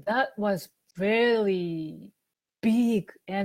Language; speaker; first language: English; non-native, learner; Japanese